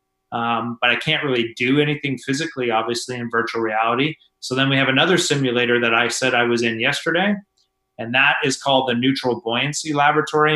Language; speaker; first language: English; native; English